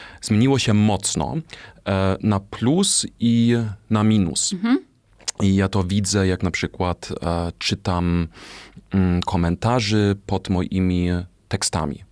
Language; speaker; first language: Polish; non-native, fluent; German